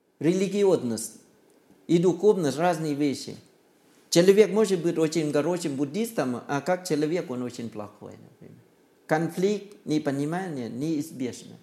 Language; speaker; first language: Russian; non-native, learner; Thai